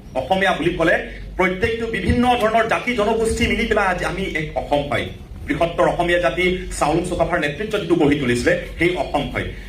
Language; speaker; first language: Assamese; non-native, local second language; Karbi